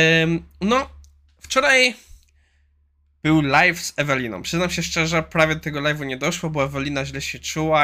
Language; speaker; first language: Polish; native; Polish